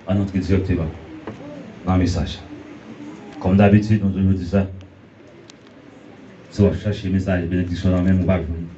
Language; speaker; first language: French; non-native, learner; Haitian Creole